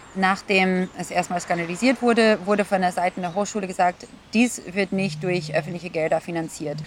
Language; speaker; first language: German; non-native, fluent; Hebrew